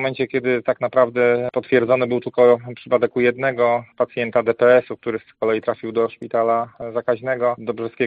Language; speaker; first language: Polish; native; Polish